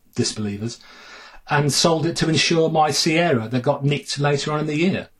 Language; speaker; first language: English; native; English